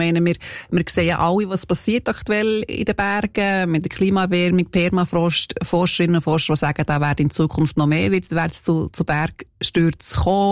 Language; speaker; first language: German; native; German